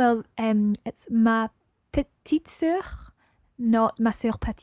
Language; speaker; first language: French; non-native, learner; English